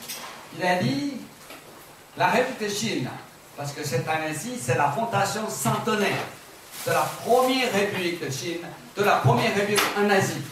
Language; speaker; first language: French; non-native, fluent; Chinese